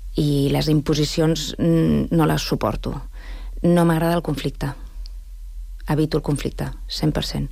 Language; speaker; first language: Catalan; non-native, local second language; Spanish